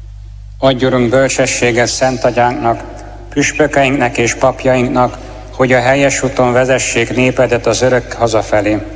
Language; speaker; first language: Hungarian; native; Hungarian